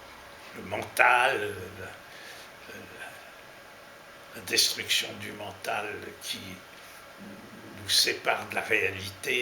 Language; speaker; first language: French; native; French